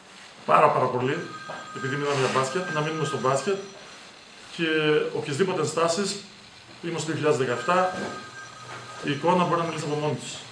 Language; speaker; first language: Greek; native; Greek